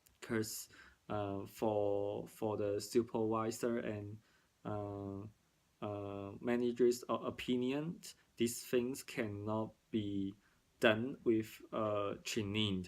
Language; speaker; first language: English; non-native, learner; Cantonese